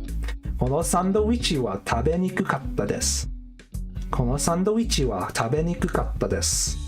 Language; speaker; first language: Japanese; non-native, learner; English